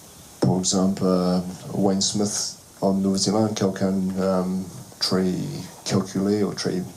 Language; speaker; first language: French; non-native, fluent; English